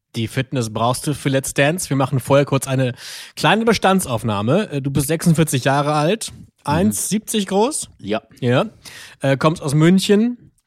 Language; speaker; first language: German; native; German